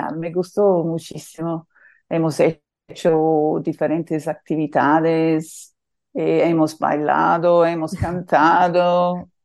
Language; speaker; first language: Spanish; non-native, fluent; English